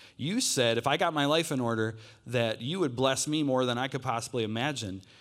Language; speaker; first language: English; native; English